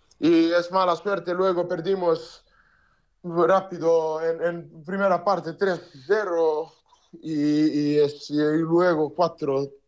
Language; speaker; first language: Spanish; non-native, learner; Serbian